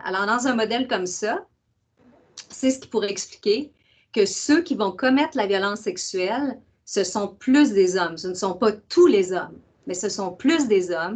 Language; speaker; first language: French; native; French